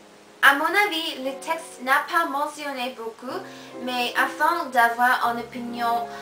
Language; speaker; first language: French; non-native, learner; Korean